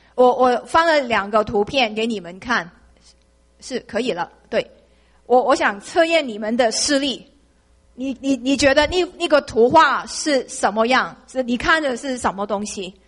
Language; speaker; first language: Chinese; non-native, local second language; Cantonese